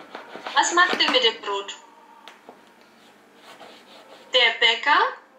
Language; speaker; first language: German; native; German